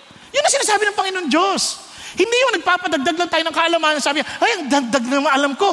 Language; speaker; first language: Filipino; native; Filipino